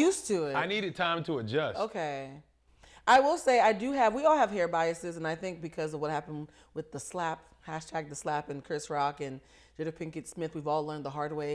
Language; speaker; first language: English; native; English